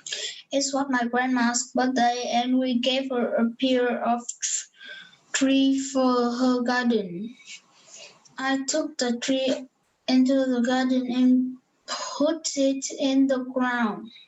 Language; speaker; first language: English; non-native, learner; Vietnamese